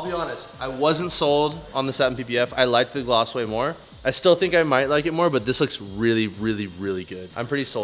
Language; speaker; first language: English; native; English